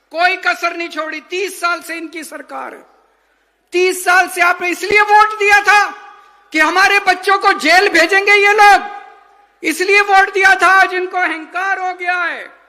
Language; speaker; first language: Hindi; native; Hindi